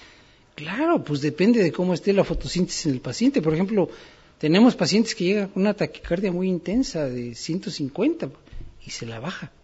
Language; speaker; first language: Spanish; native; Spanish